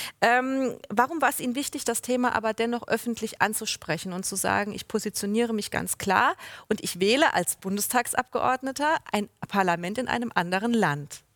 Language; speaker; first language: German; native; German